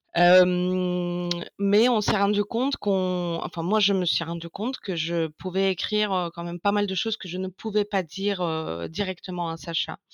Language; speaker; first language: French; non-native, fluent; Ukrainian